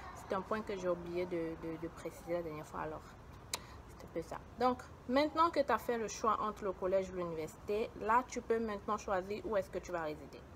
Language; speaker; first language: French; native; French